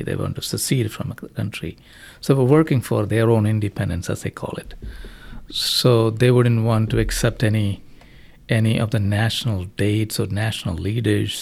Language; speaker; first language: English; non-native, local second language; Malayalam